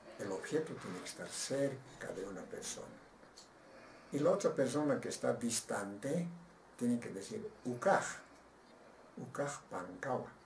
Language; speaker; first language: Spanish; non-native, local second language; Aymara